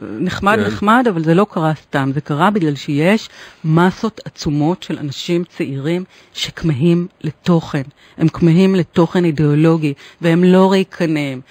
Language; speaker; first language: Hebrew; native; Hebrew